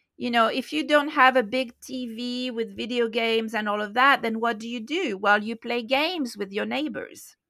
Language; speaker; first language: English; non-native, fluent; French